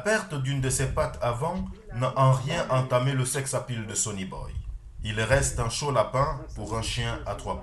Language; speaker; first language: French; native; French